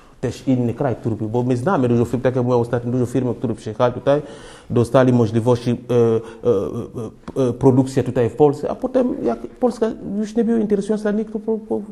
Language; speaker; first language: Polish; non-native, fluent; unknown